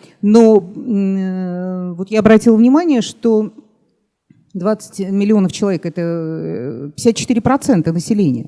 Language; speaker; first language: Russian; native; Russian